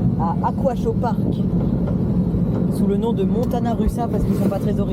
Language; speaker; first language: French; native; French